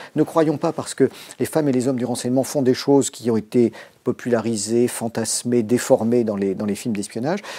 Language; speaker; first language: French; native; French